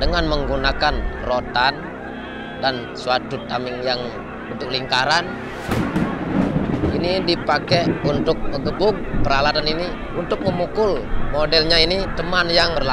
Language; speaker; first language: Indonesian; non-native, local second language; Balinese